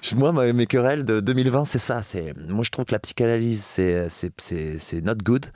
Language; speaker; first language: French; native; French